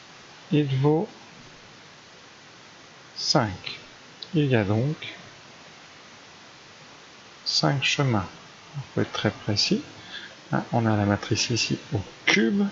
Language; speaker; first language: French; native; French